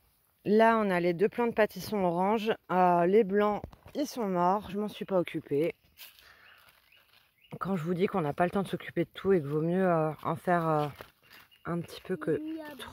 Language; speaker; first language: French; native; French